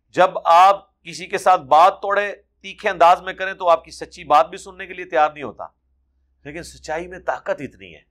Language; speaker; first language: Urdu; non-native, local second language; Punjabi